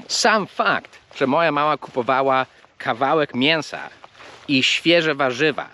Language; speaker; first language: Polish; early bilingual, heritage; Polish